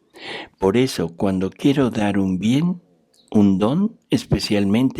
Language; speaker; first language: Spanish; native; Spanish